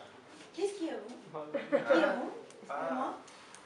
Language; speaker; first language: French; non-native, learner; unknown